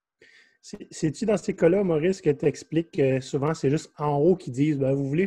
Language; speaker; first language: French; native; French